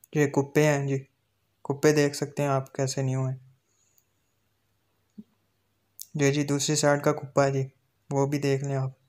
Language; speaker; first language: Urdu; native; Urdu